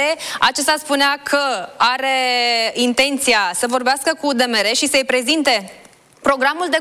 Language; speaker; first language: Romanian; native; Romanian